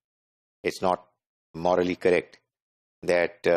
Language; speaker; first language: English; non-native, local second language; Urdu